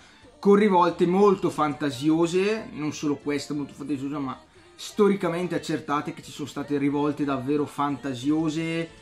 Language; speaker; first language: Italian; native; Italian